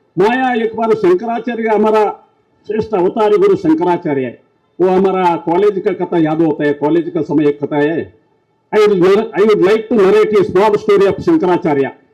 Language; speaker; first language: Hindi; non-native, local second language; Kannada